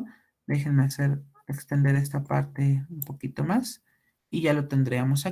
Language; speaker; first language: Spanish; native; Spanish